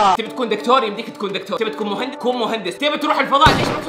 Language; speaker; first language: Arabic; native; Arabic